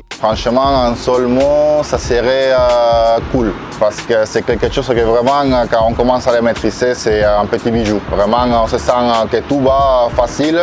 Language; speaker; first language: French; non-native, fluent; Spanish